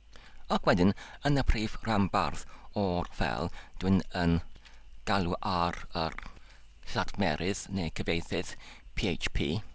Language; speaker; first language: Welsh; non-native, local second language; English